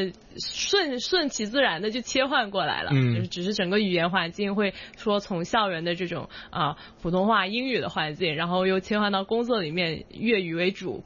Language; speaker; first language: Chinese; non-native, local second language; Cantonese